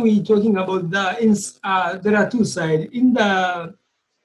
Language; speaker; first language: English; non-native, local second language; Swahili